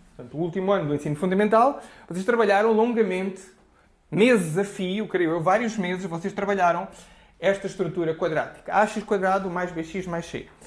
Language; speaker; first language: Portuguese; native; Portuguese